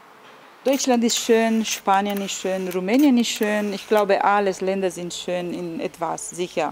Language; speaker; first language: German; non-native, learner; Romanian